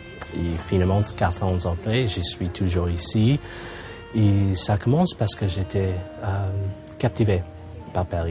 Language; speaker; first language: French; non-native, fluent; English